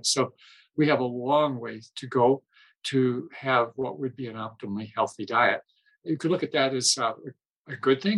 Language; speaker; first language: English; native; English